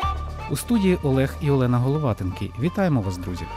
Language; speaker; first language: Ukrainian; native; Ukrainian